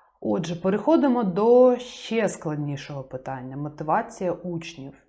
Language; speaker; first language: Ukrainian; native; Ukrainian